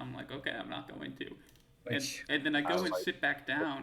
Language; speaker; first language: English; native; English